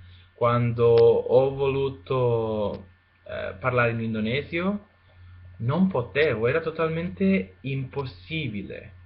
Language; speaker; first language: Italian; non-native, learner; Spanish